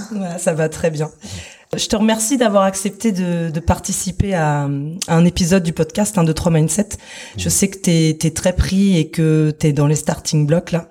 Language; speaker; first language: French; native; French